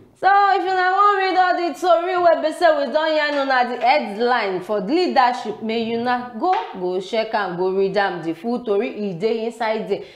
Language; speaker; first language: Nigerian Pidgin; non-native, local second language; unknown